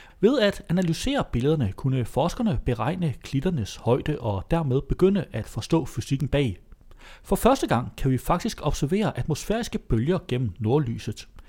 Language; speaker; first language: Danish; native; Danish